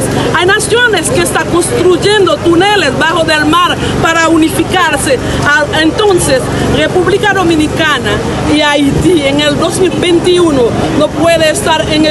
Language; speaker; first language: Spanish; non-native, fluent; Haitian Creole